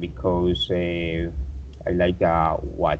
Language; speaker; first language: English; non-native, learner; Spanish